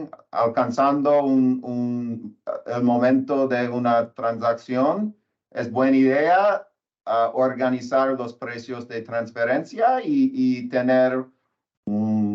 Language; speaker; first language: Spanish; non-native, learner; English